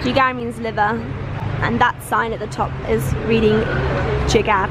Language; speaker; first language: English; early bilingual, other home language; Persian